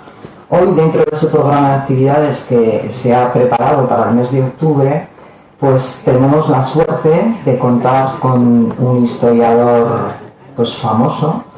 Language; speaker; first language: Spanish; native; Spanish